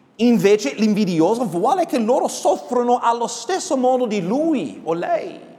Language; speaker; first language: Italian; non-native, fluent; English